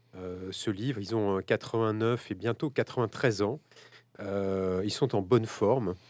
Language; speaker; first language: French; native; French